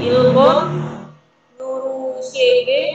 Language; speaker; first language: Korean; non-native, learner; Indonesian